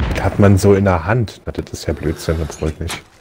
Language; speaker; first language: German; native; German